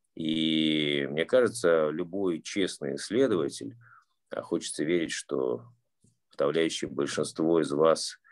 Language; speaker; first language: Russian; native; Russian